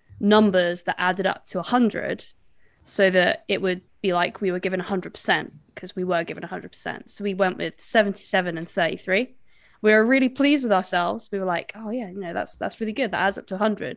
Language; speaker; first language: English; native; English